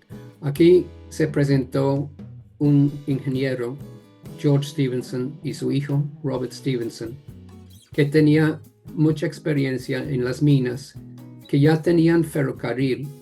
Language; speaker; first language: Spanish; non-native, fluent; English